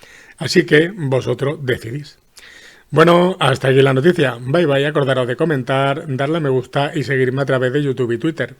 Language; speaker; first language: Spanish; native; Spanish